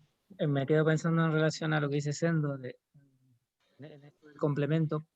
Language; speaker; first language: Spanish; native; Spanish